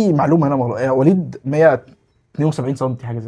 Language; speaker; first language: Arabic; native; Arabic